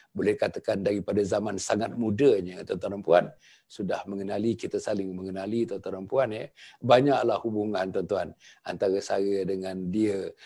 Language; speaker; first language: Malay; native; Malay